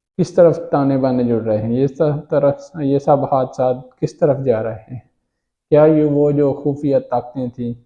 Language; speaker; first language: Urdu; native; Urdu